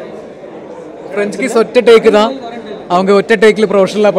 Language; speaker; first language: Tamil; non-native, learner; Malayalam